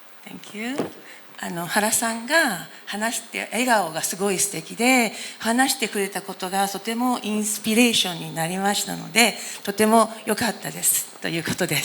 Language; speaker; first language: Japanese; non-native, fluent; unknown